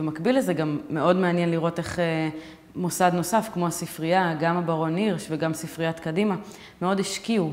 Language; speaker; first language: Hebrew; native; Hebrew